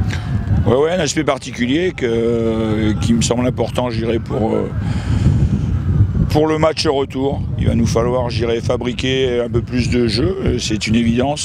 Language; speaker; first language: French; native; French